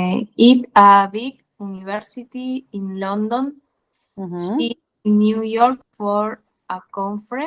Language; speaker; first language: English; non-native, learner; Spanish